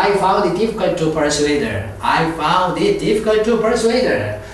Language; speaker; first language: English; non-native, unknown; Korean